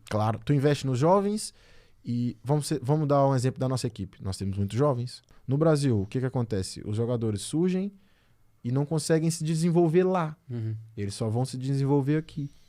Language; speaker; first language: Portuguese; native; Portuguese